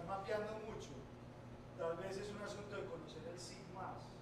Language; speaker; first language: Spanish; native; Spanish